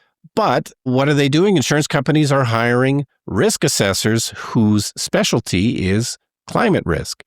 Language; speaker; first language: English; native; English